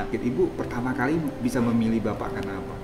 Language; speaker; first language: Indonesian; native; Indonesian